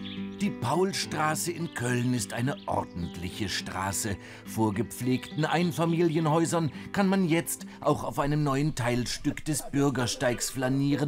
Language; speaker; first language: German; native; German